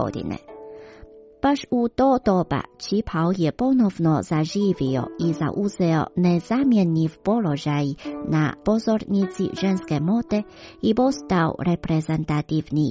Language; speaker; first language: Croatian; non-native, fluent; Chinese